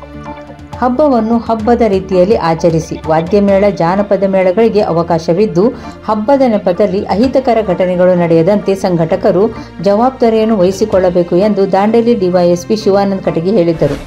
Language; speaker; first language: Kannada; native; Kannada